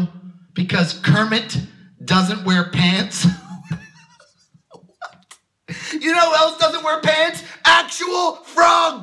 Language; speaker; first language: English; native; English